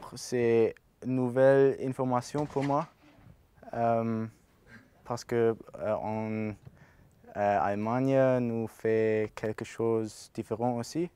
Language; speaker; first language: French; non-native, learner; German